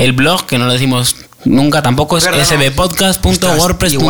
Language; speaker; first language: Spanish; native; Spanish